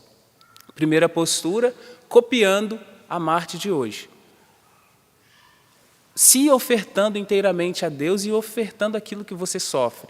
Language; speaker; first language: Portuguese; native; Portuguese